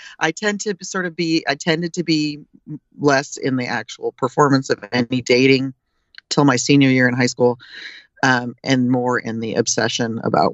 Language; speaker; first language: English; native; English